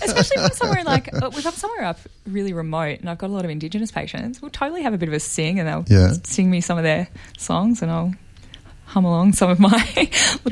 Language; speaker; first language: English; native; English